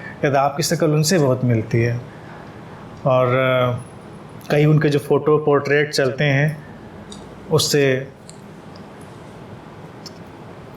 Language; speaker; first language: Hindi; native; Hindi